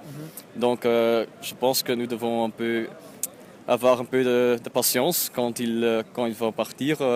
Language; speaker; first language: French; non-native, local second language; Dutch